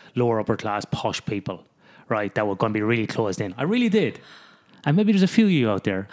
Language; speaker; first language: English; native; English